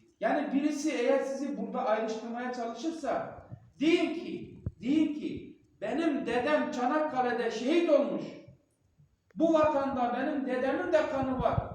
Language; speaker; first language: Turkish; non-native, local second language; Kurdish